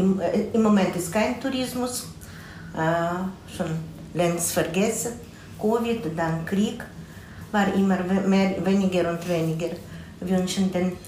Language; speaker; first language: German; non-native, fluent; Russian